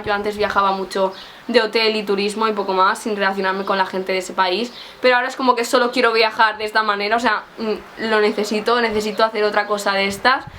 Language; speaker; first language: Spanish; native; Spanish